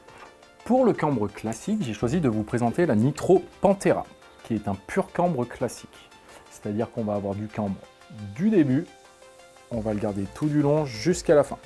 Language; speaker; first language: French; native; French